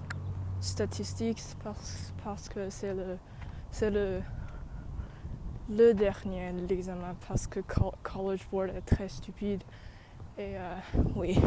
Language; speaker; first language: French; non-native, learner; English